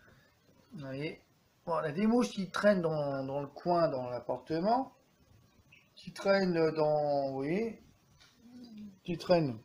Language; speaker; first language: French; native; French